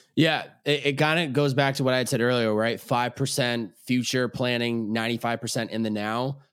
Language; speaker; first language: English; native; English